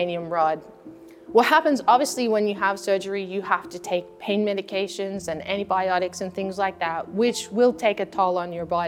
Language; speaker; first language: English; native; English